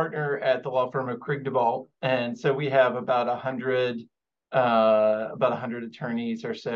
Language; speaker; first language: English; native; English